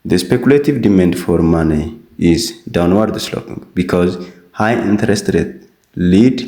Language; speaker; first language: English; non-native, local second language; Amharic